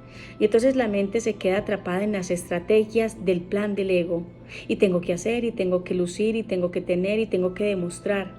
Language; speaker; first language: Spanish; native; Spanish